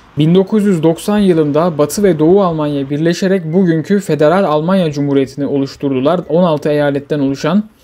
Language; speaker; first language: Turkish; native; Turkish